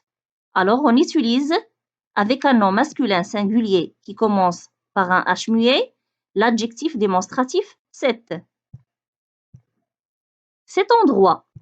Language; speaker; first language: French; non-native, local second language; Arabic